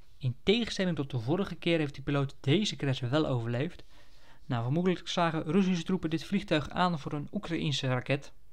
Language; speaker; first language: Dutch; native; Dutch